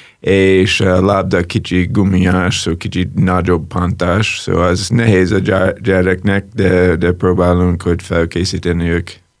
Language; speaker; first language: Hungarian; non-native, learner; English